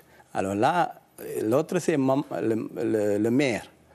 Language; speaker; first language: French; non-native, learner; Sinhala